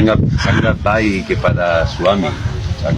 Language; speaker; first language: Indonesian; non-native, learner; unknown